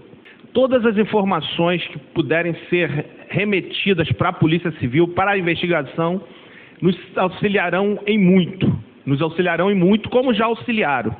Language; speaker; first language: Portuguese; native; Portuguese